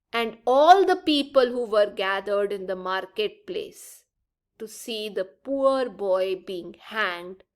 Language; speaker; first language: English; non-native, local second language; Punjabi